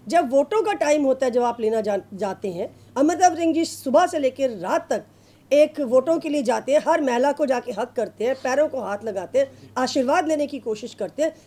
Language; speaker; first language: Hindi; non-native, local second language; Punjabi